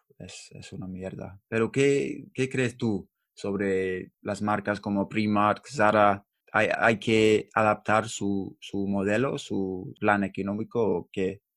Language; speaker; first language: Spanish; non-native, learner; English